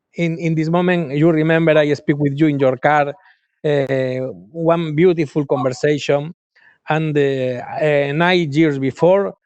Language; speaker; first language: English; non-native, learner; Galician